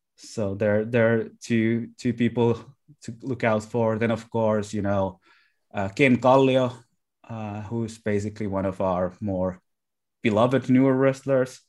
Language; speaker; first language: English; non-native, fluent; Finnish